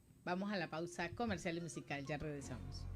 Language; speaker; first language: Spanish; native; Spanish